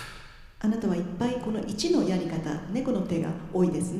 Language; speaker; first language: Japanese; native; Japanese